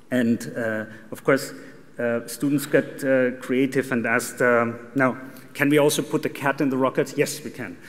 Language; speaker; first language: English; non-native, fluent; German